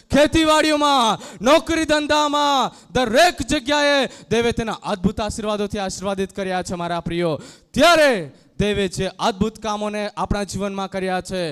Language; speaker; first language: Gujarati; non-native, local second language; Gamit